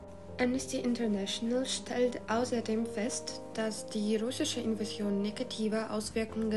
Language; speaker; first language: German; non-native, learner; Ukrainian